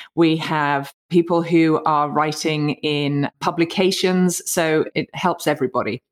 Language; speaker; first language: English; native; English